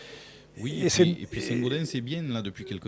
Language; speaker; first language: French; native; French